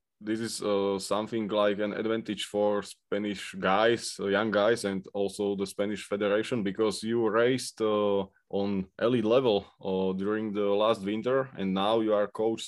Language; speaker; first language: English; non-native, fluent; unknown